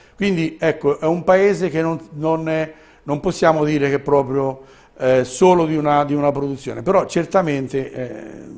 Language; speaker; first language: Italian; native; Italian